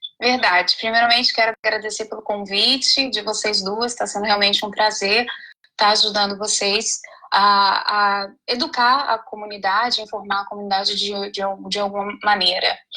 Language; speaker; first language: Portuguese; native; Portuguese